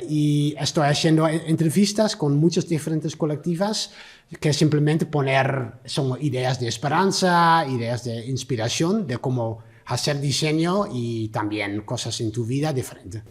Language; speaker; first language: Spanish; non-native, learner; Dutch